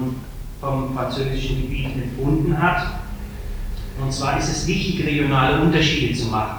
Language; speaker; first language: German; native; German